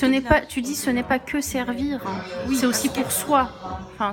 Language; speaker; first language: French; native; French